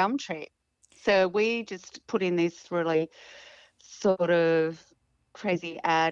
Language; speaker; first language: English; native; English